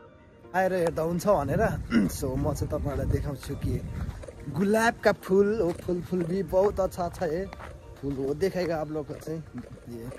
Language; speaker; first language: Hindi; non-native, learner; Nepali